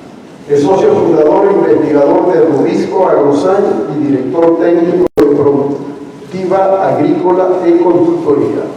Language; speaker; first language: Spanish; native; Spanish